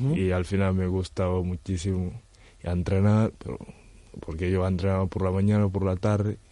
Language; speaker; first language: Spanish; non-native, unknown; Wolof